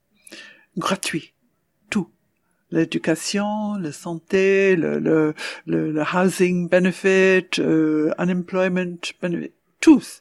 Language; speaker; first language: French; non-native, fluent; English